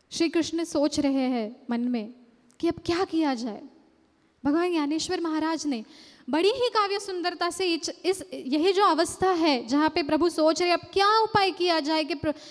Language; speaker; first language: Hindi; non-native, local second language; Marathi